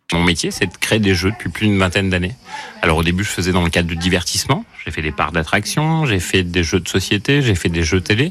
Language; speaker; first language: French; native; French